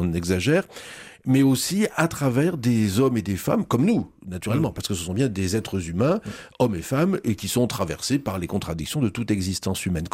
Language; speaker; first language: French; native; French